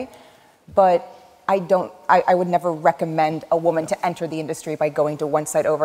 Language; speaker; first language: English; early bilingual, other home language; Arabic